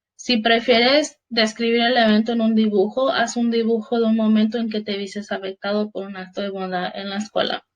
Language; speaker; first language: Spanish; early bilingual, heritage; Spanish